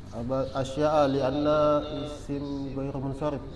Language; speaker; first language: Arabic; non-native, fluent; Indonesian